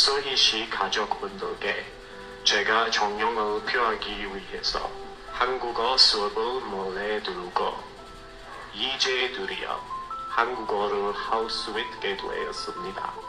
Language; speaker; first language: Korean; non-native, learner; English